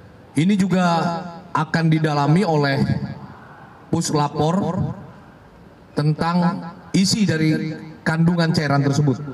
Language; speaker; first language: Indonesian; native; Indonesian